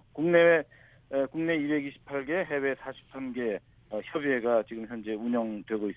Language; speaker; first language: Korean; native; Korean